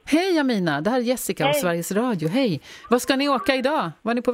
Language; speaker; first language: Swedish; native; Swedish